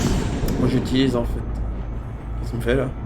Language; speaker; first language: French; native; French